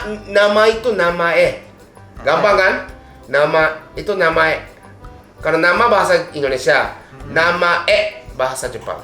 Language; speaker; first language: Indonesian; non-native, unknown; Japanese